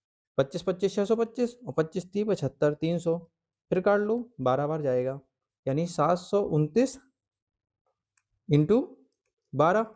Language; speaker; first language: Hindi; native; Hindi